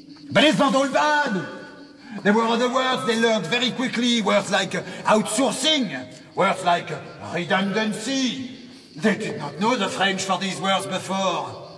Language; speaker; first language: English; non-native, fluent; French